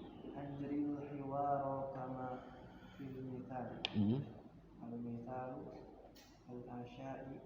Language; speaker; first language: Arabic; non-native, learner; Indonesian